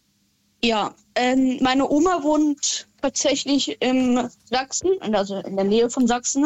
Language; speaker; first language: German; native; German